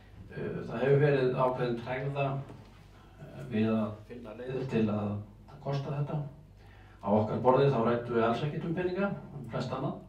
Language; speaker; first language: Icelandic; native; Icelandic